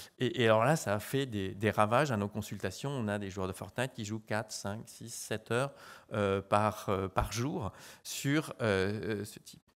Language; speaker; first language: French; native; French